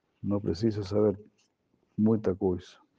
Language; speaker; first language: Portuguese; non-native, fluent; Spanish